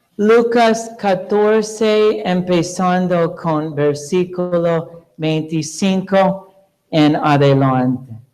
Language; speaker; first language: Spanish; non-native, fluent; English